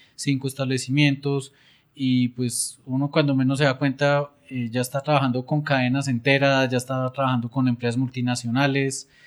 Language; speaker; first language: Spanish; native; Spanish